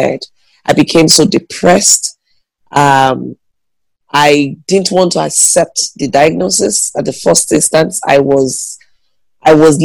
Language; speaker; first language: English; non-native, local second language; Igbo